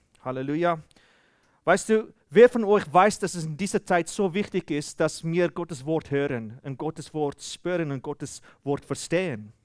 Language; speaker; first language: German; non-native, fluent; Afrikaans